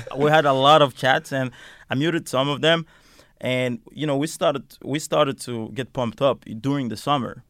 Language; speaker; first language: English; non-native, fluent; Finnish